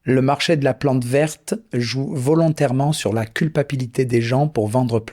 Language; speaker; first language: French; native; French